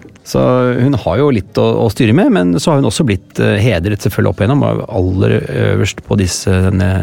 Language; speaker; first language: Norwegian; native; Norwegian